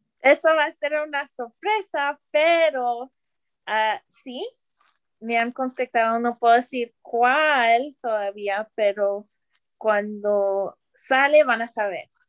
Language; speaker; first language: Spanish; early bilingual, heritage; Spanish